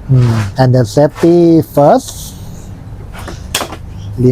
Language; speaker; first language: English; non-native, learner; Thai